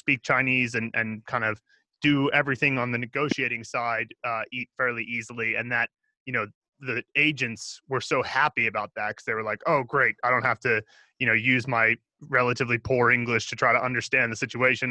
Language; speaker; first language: English; native; English